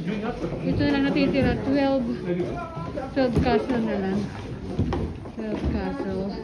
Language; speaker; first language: Japanese; non-native, learner; Filipino